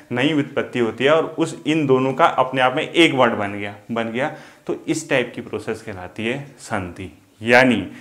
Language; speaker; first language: Hindi; native; Hindi